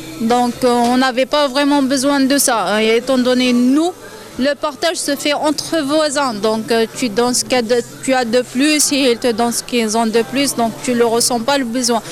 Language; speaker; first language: French; non-native, local second language; Arabic